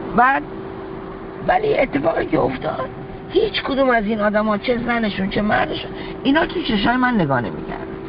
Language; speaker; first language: Persian; early bilingual, heritage; Persian